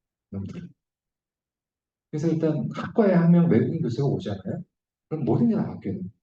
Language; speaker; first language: Korean; native; Korean